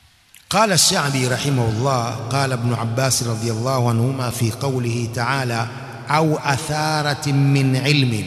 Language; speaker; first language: Arabic; non-native, fluent; Swahili